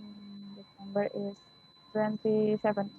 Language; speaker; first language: English; non-native, learner; Indonesian